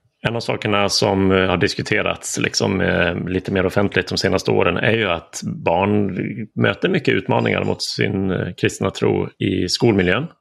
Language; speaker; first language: Swedish; native; Swedish